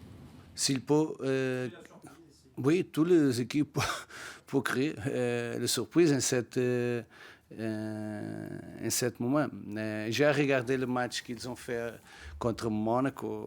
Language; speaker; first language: French; non-native, learner; Portuguese